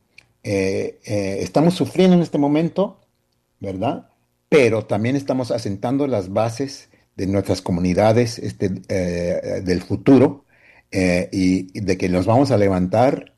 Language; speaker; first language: Spanish; early bilingual, heritage; Spanish